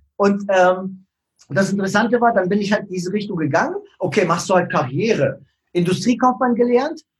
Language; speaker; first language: German; early bilingual, other home language; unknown